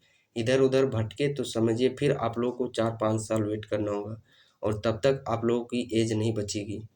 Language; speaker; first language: Hindi; native; Hindi